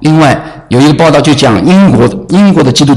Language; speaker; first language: Chinese; native; Chinese